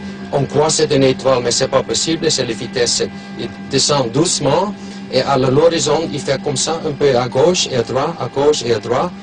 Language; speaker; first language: French; non-native, local second language; German